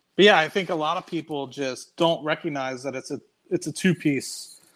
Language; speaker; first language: English; native; English